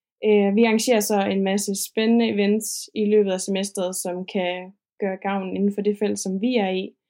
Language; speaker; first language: Danish; native; Danish